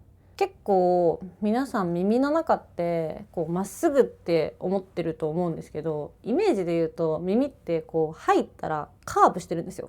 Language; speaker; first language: Japanese; native; Japanese